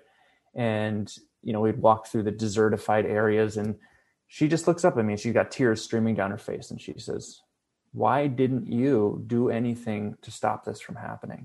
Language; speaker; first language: English; native; English